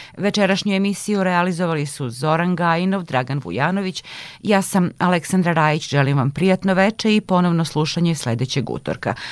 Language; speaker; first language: Serbian; native; Serbian